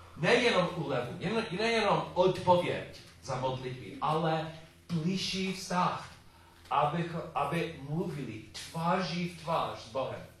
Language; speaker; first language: Czech; non-native, learner; English